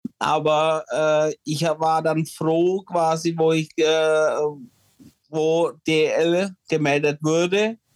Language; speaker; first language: German; early bilingual, other home language; Czech